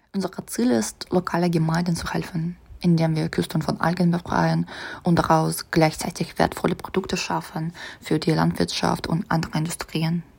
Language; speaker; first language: German; non-native, fluent; Russian